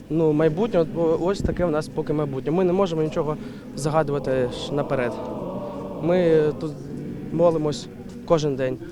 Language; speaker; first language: Ukrainian; native; Ukrainian